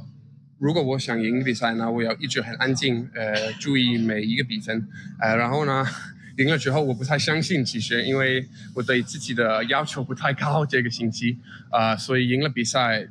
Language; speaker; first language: Chinese; non-native, fluent; Danish